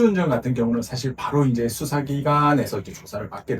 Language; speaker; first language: Korean; native; Korean